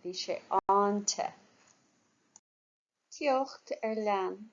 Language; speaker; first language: Irish; non-native, local second language; English